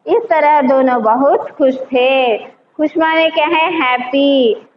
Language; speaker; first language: Hindi; non-native, local second language; Telugu